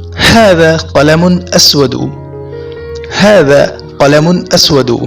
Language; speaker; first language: Arabic; non-native, fluent; Urdu